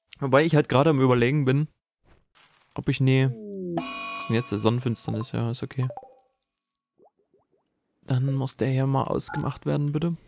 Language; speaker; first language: German; native; German